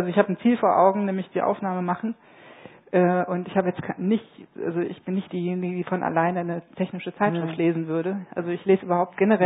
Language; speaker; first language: German; native; German